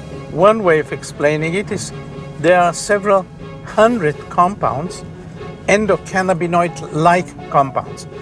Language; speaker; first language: English; non-native, fluent; Bulgarian